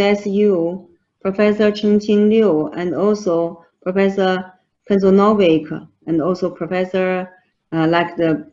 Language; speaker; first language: English; non-native, fluent; Chinese